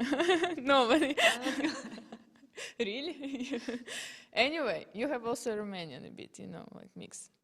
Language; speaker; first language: English; non-native, fluent; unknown